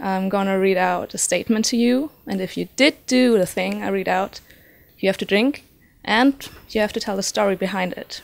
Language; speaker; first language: English; non-native, fluent; German